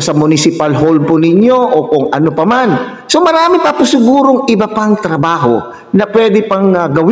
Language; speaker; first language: Filipino; native; Filipino